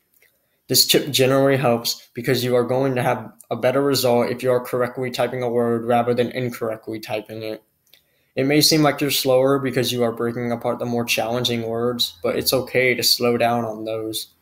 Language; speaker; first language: English; native; English